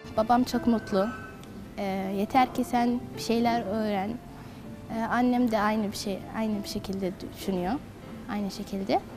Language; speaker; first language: Turkish; non-native, fluent; Somali